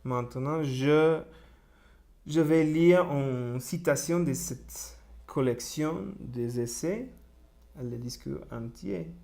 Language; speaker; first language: French; non-native, learner; Spanish